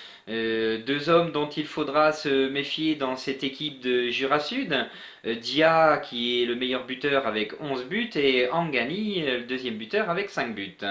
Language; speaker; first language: French; native; French